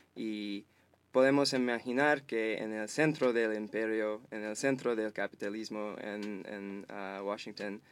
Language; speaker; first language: Spanish; non-native, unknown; English